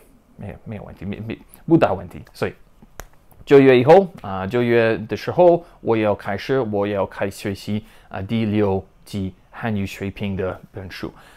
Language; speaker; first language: Chinese; non-native, learner; English